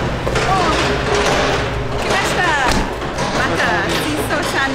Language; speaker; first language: Japanese; non-native, learner; English